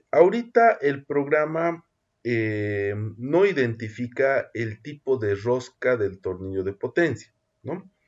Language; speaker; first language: Spanish; native; Spanish